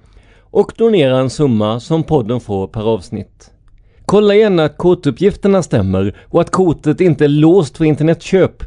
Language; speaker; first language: Swedish; native; Swedish